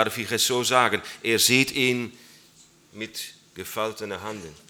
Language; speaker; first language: German; non-native, learner; Dutch